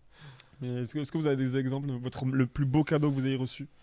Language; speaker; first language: French; native; French